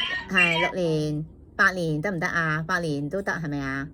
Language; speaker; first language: Cantonese; native; Cantonese